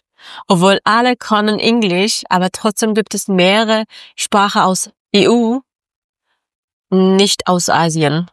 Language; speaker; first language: German; non-native, learner; Persian